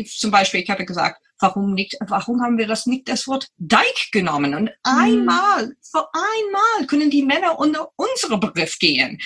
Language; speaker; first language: German; non-native, fluent; English